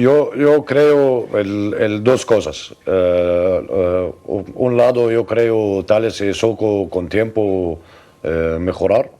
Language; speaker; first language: Spanish; non-native, learner; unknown